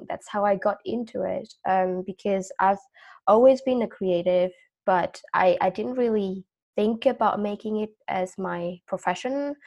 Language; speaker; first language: English; non-native, fluent; Indonesian